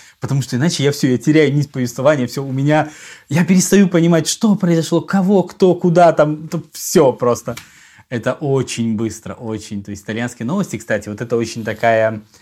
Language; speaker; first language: Russian; native; Russian